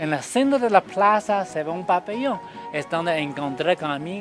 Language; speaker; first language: Spanish; non-native, learner; Chinese